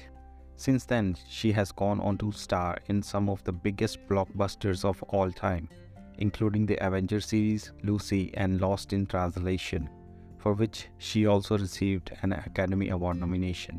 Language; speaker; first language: English; non-native, local second language; Punjabi